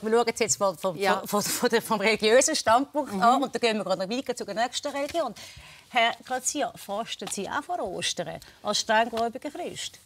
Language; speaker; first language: German; native; German